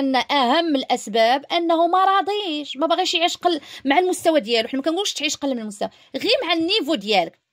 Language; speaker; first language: Arabic; native; Arabic